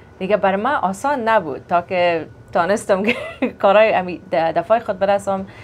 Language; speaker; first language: Persian; early bilingual, heritage; Persian